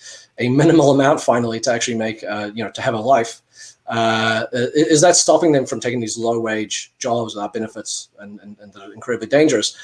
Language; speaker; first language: English; native; English